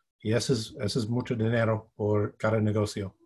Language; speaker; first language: Spanish; non-native, fluent; English